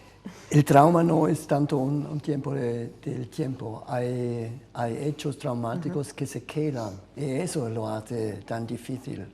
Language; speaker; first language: Spanish; non-native, fluent; German